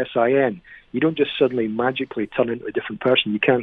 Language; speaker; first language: English; native; English